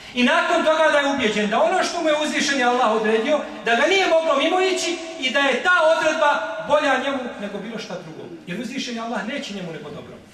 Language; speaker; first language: Bosnian; native; Bosnian